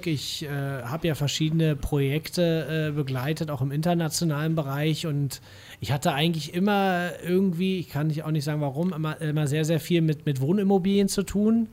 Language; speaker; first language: German; native; German